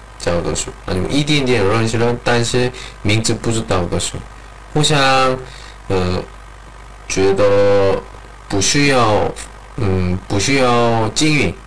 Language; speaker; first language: Chinese; non-native, learner; Korean